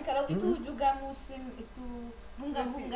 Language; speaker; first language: Indonesian; non-native, learner; Arabic